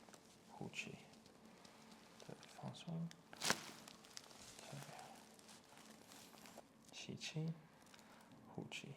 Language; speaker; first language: Chinese; non-native, fluent; English